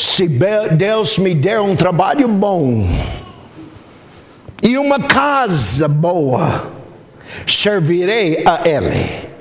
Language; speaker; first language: Portuguese; non-native, fluent; English